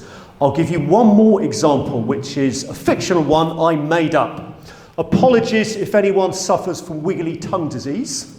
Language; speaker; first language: English; native; English